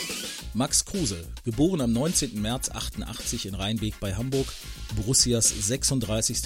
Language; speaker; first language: German; native; German